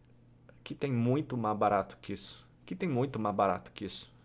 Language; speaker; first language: Portuguese; non-native, fluent; English